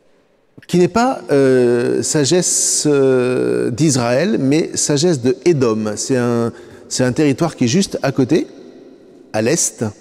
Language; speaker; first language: French; native; French